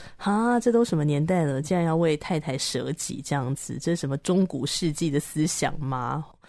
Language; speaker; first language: Chinese; native; Chinese